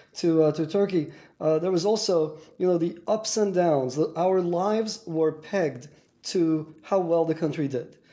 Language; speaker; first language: English; non-native, fluent; Turkish